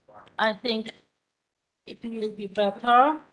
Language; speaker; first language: English; non-native, fluent; Polish